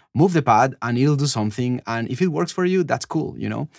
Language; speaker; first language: English; non-native, fluent; Spanish